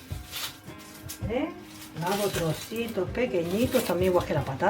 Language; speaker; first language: Spanish; native; Spanish